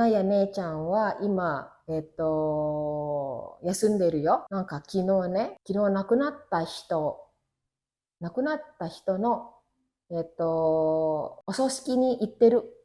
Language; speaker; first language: Japanese; non-native, fluent; Indonesian